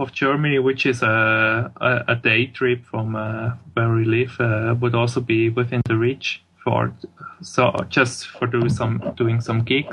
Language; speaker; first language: English; non-native, fluent; German